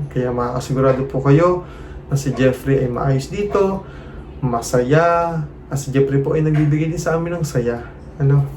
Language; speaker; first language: Filipino; native; Filipino